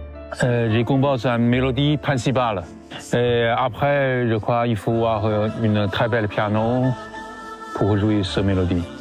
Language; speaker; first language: French; non-native, learner; Chinese